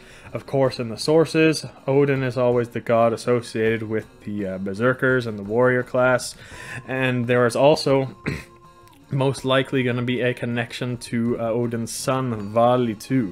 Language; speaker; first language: English; non-native, fluent; Swedish